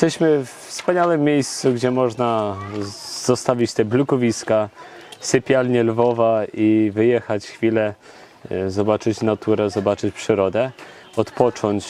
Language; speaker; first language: Polish; non-native, local second language; Ukrainian